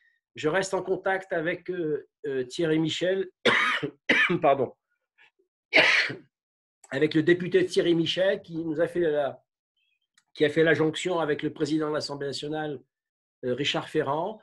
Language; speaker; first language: French; native; French